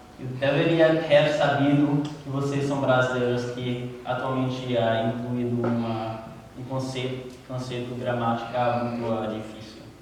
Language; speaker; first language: Portuguese; non-native, learner; English